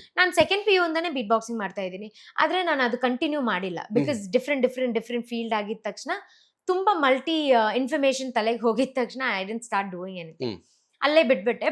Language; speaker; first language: Kannada; non-native, local second language; Malayalam